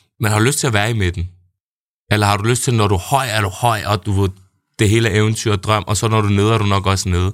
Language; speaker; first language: Danish; native; Danish